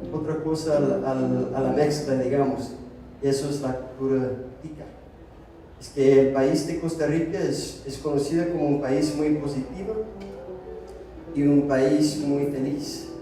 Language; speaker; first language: Spanish; non-native, fluent; English